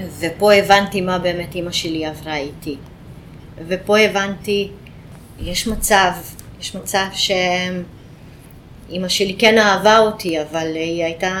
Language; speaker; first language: Hebrew; non-native, fluent; Hungarian